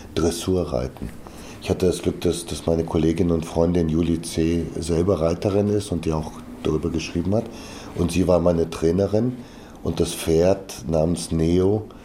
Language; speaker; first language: German; early bilingual, other home language; Bulgarian